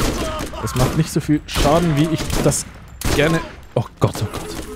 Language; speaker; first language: German; native; German